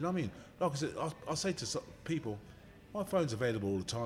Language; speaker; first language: English; native; English